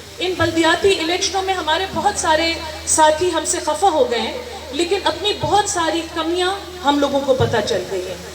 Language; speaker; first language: Urdu; non-native, local second language; Northern Hindko